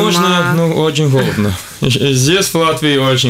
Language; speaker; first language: Russian; non-native, local second language; Latvian